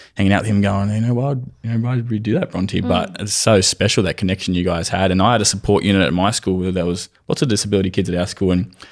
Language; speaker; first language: English; native; English